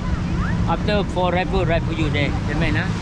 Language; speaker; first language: English; non-native, learner; Thai